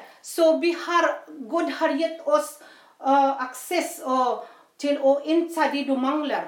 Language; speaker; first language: Norwegian; non-native, fluent; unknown